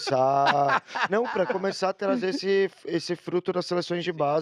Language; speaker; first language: Portuguese; native; Portuguese